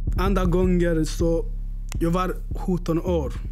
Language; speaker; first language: Swedish; non-native, learner; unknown